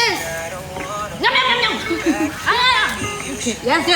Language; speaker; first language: English; non-native, learner; Thai